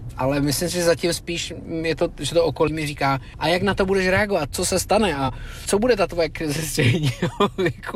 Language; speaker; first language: Czech; native; Czech